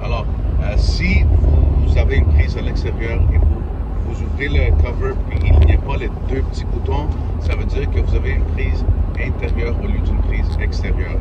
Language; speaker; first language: French; native; French